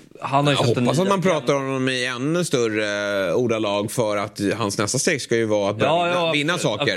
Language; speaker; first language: Swedish; native; Swedish